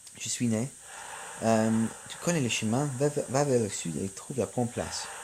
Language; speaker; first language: French; non-native, learner; English